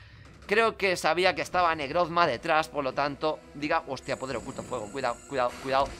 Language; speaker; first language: Spanish; native; Spanish